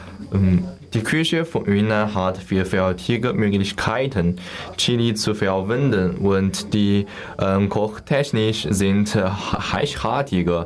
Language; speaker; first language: German; non-native, learner; Chinese